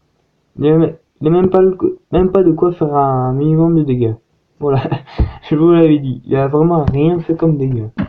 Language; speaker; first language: French; native; French